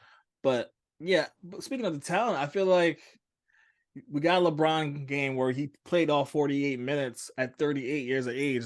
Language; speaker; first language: English; native; English